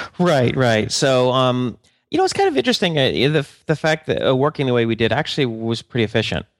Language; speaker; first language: English; native; English